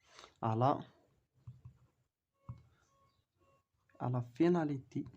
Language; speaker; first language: French; non-native, local second language; Arabic